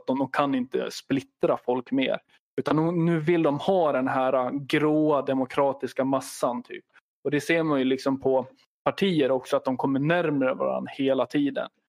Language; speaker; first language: Swedish; native; Swedish